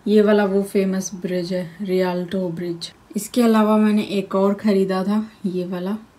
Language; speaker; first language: Hindi; native; Hindi